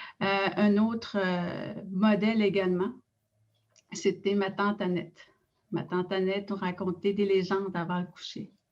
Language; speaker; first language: French; non-native, local second language; Innu-aimun